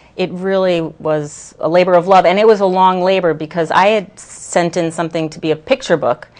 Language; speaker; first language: English; native; English